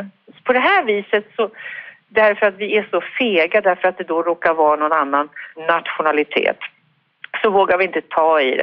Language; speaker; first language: Swedish; native; Swedish